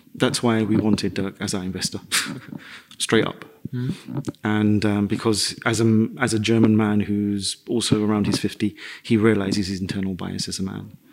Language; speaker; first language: English; native; English